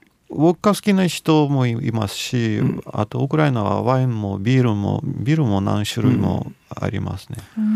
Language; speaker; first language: Japanese; non-native, fluent; Russian